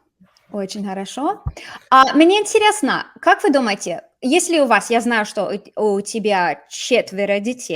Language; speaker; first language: Russian; non-native, fluent; English